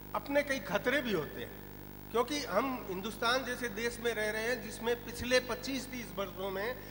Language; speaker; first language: Hindi; non-native, local second language; Rajasthani